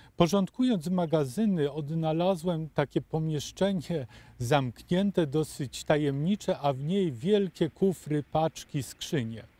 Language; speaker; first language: Polish; native; Polish